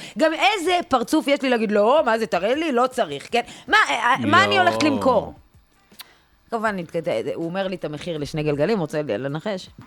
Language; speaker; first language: Hebrew; native; Hebrew